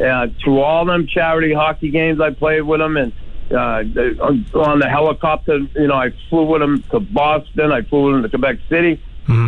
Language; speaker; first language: English; native; English